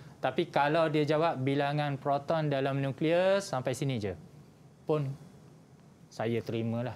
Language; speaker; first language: Malay; native; Malay